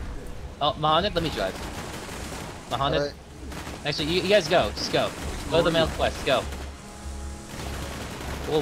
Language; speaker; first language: English; native; English